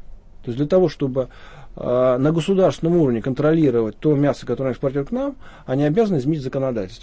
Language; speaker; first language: Russian; native; Russian